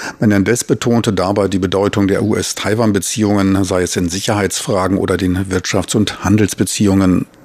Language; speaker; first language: German; native; German